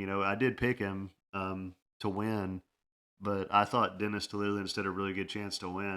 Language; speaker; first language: English; native; English